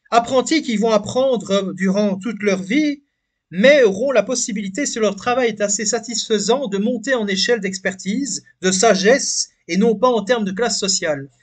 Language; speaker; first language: French; native; French